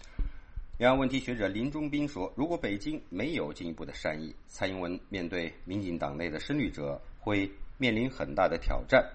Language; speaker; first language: Chinese; native; Chinese